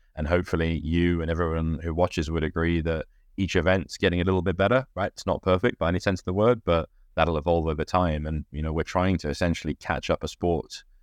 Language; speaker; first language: English; native; English